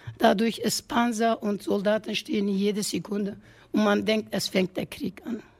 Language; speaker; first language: German; non-native, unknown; Kurdish